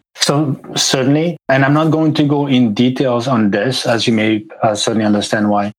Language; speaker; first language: English; non-native, fluent; French